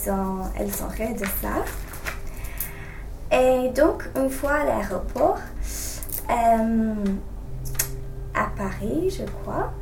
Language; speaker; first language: French; non-native, learner; English